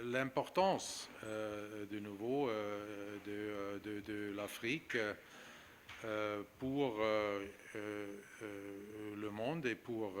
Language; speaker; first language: French; non-native, fluent; German